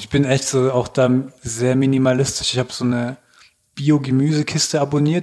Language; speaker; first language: German; native; German